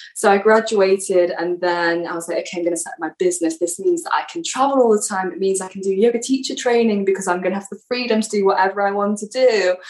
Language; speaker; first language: English; native; English